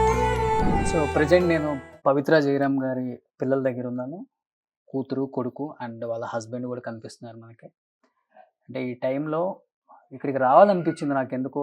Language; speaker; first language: Telugu; native; Telugu